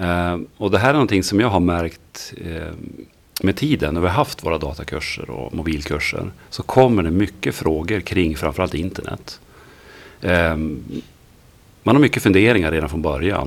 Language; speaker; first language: Swedish; native; Swedish